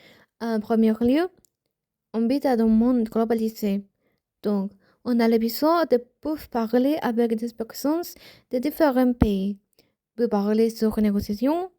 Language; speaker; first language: French; non-native, learner; Spanish